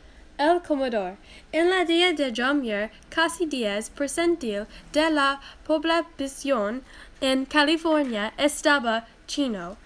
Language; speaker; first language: Spanish; non-native, learner; English